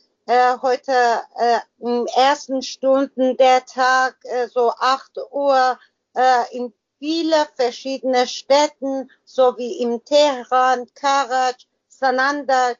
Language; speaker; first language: German; non-native, learner; Persian